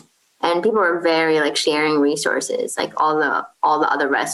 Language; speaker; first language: English; non-native, fluent; Arabic